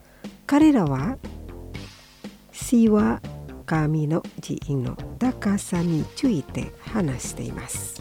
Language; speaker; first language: Japanese; non-native, fluent; Indonesian